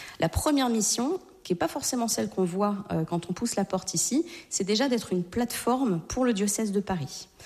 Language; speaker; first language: French; native; French